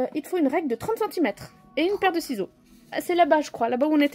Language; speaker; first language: French; native; French